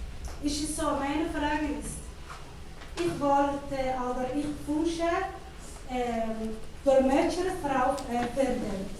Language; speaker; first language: German; non-native, learner; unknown